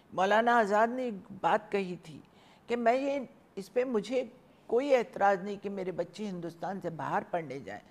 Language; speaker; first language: Hindi; native; Hindi